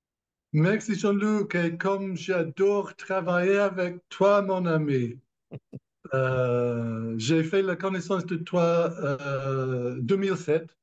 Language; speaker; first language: French; non-native, learner; English